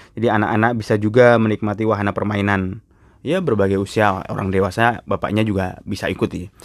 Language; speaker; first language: Indonesian; native; Indonesian